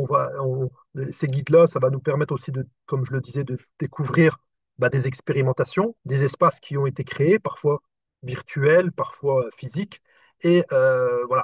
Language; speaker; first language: French; native; French